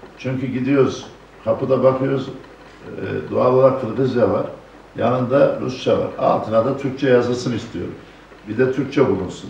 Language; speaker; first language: Turkish; native; Turkish